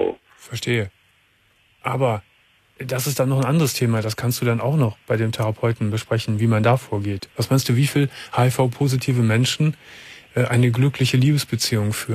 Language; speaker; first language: German; native; German